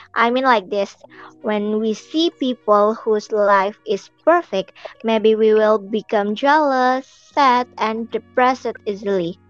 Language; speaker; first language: English; non-native, fluent; Indonesian